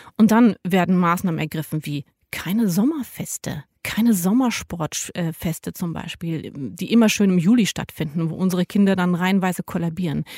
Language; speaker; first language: German; native; German